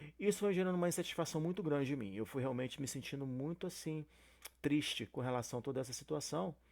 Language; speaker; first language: Portuguese; native; Portuguese